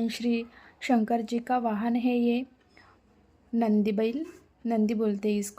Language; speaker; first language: Hindi; non-native, local second language; Marathi